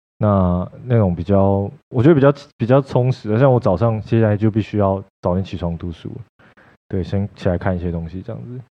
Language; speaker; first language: Chinese; native; Chinese